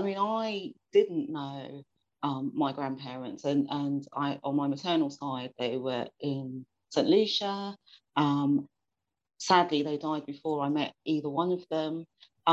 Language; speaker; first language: English; native; English